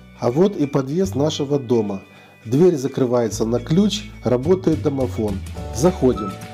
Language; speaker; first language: Russian; native; Russian